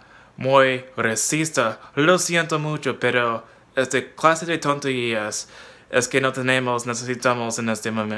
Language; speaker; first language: Spanish; non-native, fluent; English